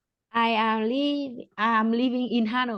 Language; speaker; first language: English; non-native, learner; Vietnamese